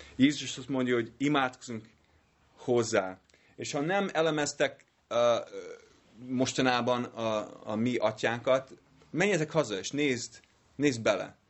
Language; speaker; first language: Hungarian; non-native, learner; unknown